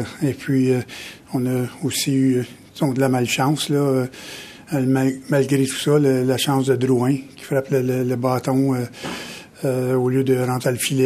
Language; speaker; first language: French; native; French